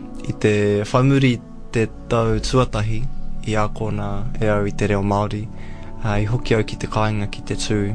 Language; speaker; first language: Māori; non-native, local second language; English